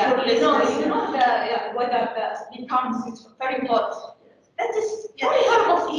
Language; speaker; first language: English; non-native, learner; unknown